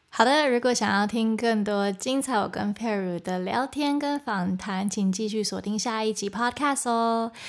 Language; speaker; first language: Chinese; native; Chinese